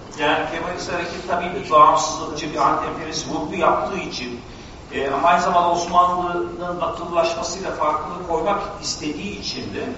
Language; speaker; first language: Turkish; native; Turkish